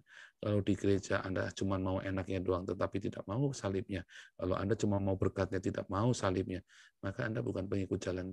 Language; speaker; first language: Indonesian; native; Indonesian